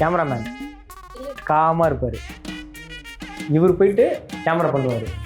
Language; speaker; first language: Tamil; native; Tamil